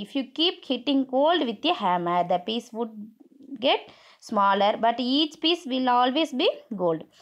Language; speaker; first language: English; non-native, local second language; Tamil